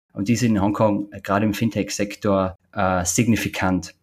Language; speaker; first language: German; native; German